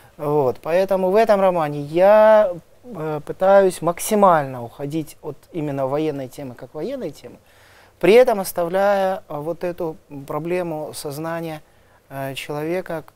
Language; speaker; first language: Russian; native; Russian